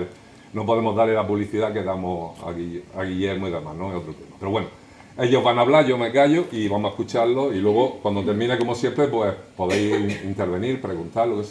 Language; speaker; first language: Spanish; native; Spanish